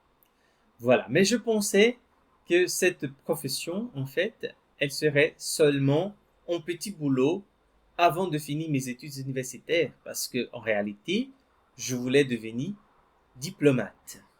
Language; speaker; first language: French; non-native, fluent; Portuguese